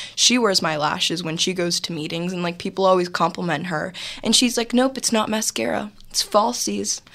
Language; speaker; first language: English; native; English